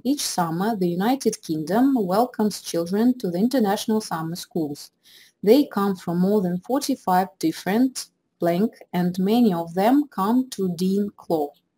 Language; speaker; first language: English; non-native, fluent; Russian